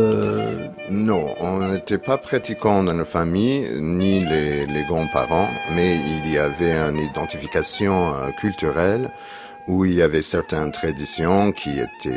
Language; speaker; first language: French; non-native, fluent; English